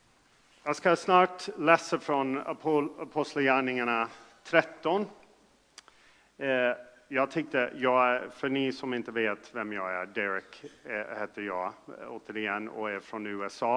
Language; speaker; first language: Swedish; non-native, fluent; English